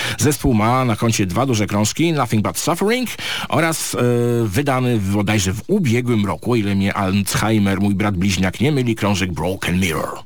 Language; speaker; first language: Polish; native; Polish